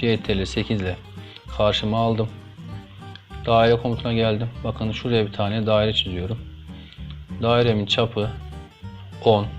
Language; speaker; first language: Turkish; native; Turkish